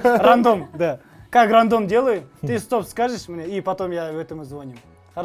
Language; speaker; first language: Russian; non-native, learner; Kazakh